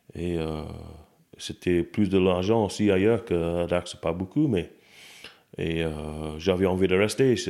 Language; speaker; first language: French; non-native, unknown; English